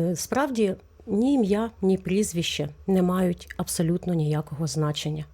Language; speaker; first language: Ukrainian; native; Ukrainian